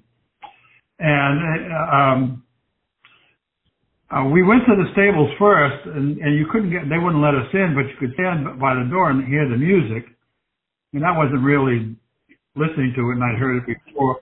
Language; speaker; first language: English; native; English